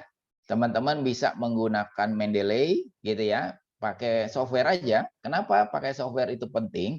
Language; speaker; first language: Indonesian; native; Indonesian